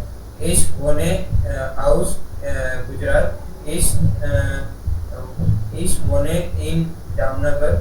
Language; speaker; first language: German; non-native, learner; Gujarati